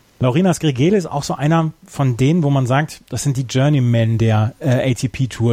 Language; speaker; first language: German; native; German